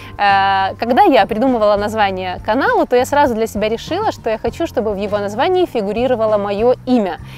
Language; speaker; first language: Russian; native; Russian